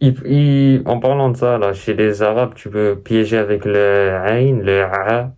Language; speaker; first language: French; native; French